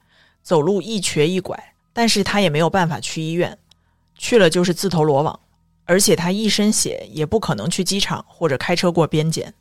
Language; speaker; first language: Chinese; native; Chinese